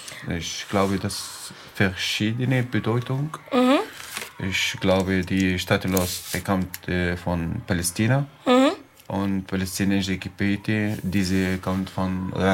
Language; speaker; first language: German; non-native, learner; Arabic